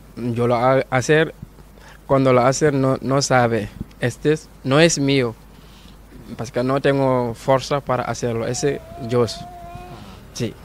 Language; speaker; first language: Spanish; non-native, learner; Wolof